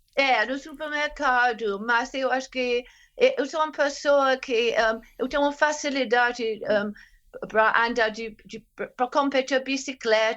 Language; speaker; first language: Portuguese; non-native, fluent; English